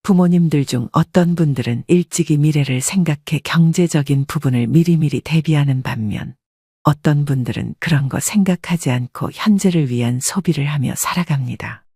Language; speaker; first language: Korean; native; Korean